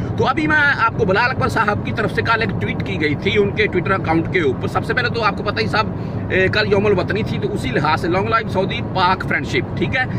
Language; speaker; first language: Urdu; non-native, local second language; Punjabi